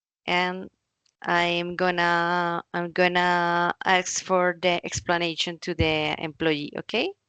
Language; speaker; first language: English; non-native, learner; Spanish